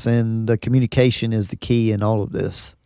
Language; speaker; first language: English; native; English